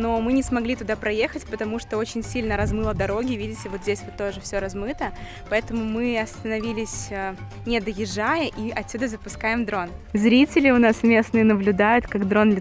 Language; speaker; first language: Russian; native; Russian